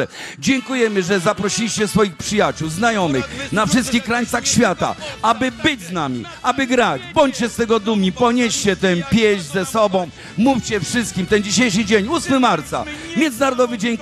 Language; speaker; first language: Polish; native; Polish